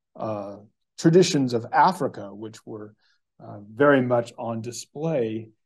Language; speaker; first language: English; native; English